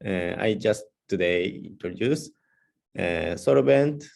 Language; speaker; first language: English; non-native, learner; Japanese